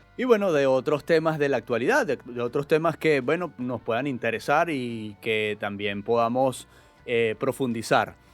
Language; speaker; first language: Spanish; native; Spanish